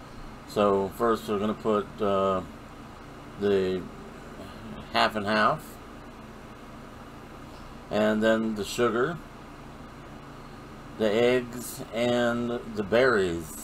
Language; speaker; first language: English; native; English